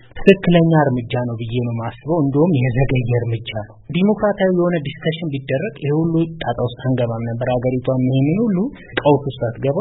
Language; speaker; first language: Amharic; non-native, local second language; Oromo